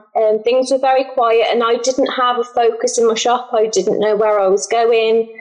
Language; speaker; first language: English; native; English